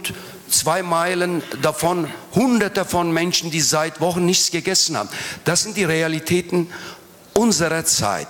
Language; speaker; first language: German; non-native, fluent; Turkish